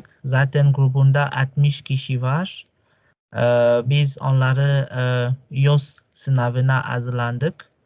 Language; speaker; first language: Turkish; non-native, fluent; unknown